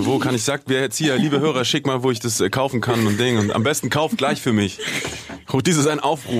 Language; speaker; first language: German; native; German